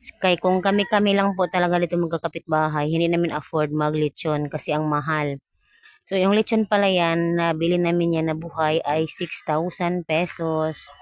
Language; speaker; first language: Filipino; non-native, local second language; Cebuano